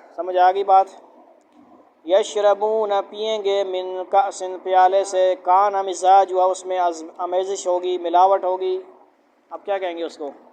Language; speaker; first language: Urdu; non-native, local second language; Punjabi